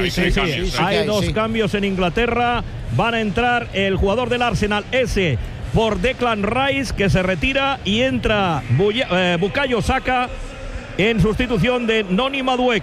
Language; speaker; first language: Spanish; native; Spanish